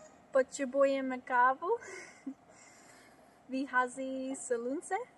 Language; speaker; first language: Czech; non-native, learner; English